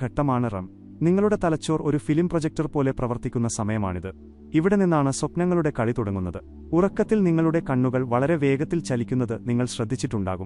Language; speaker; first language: Malayalam; native; Malayalam